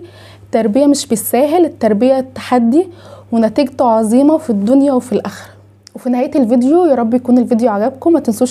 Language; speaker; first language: Arabic; native; Arabic